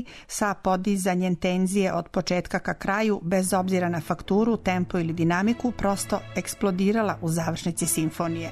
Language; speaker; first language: Serbian; native; Serbian